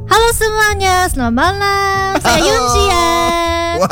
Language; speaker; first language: Indonesian; non-native, learner; Korean